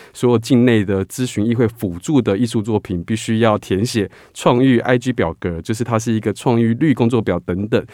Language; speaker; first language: Chinese; native; Chinese